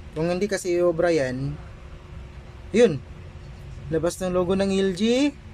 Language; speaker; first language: Filipino; non-native, local second language; Cebuano